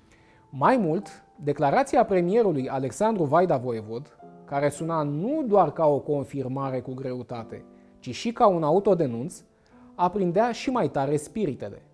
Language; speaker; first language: Romanian; native; Romanian